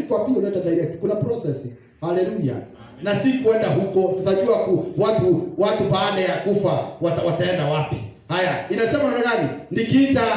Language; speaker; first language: Swahili; non-native, local second language; Kikuyu